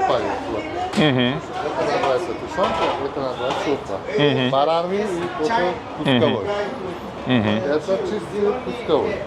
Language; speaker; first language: Russian; non-native, local second language; Uzbek